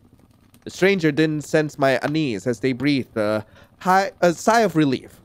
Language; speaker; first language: English; native; English